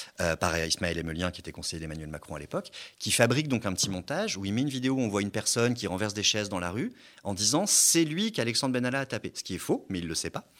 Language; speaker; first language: French; native; French